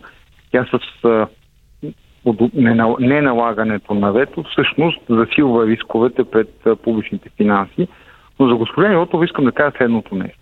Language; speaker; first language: Bulgarian; native; Bulgarian